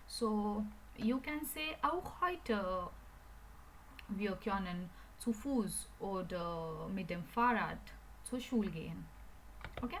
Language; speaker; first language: German; non-native, learner; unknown